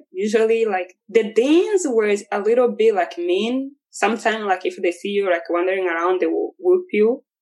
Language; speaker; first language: English; non-native, local second language; Kinyarwanda